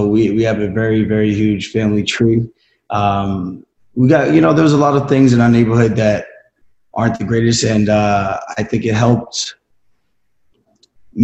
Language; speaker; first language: English; native; English